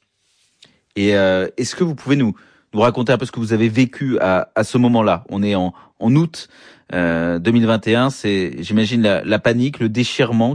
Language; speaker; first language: French; native; French